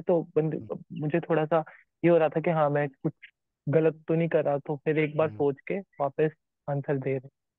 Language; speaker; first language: Hindi; native; Hindi